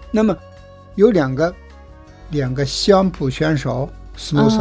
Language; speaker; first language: Chinese; non-native, fluent; Japanese